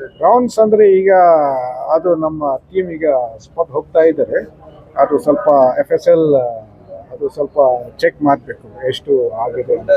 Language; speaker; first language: Kannada; non-native, local second language; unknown